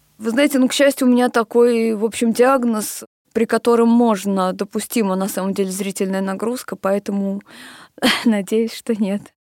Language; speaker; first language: Russian; native; Russian